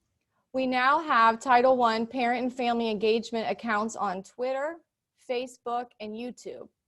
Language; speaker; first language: English; native; English